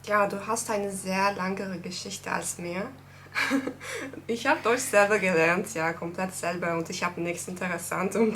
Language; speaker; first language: German; non-native, fluent; Turkish